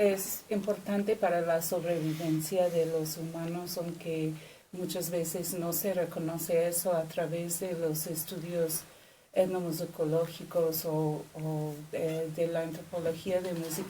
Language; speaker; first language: Spanish; non-native, fluent; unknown